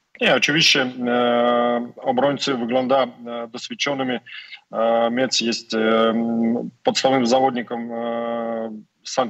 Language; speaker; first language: Polish; non-native, learner; Russian